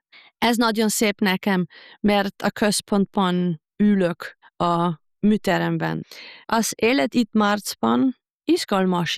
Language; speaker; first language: Hungarian; non-native, fluent; German